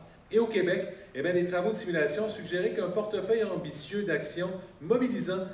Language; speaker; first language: French; native; French